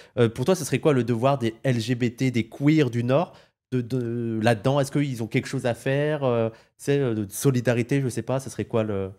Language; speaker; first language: French; native; French